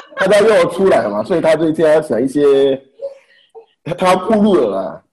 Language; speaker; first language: Chinese; non-native, fluent; Haitian Creole